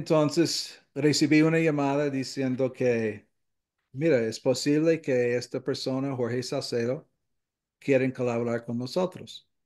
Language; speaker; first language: Spanish; non-native, fluent; English